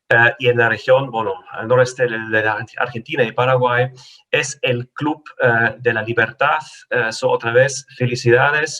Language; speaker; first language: Spanish; non-native, fluent; German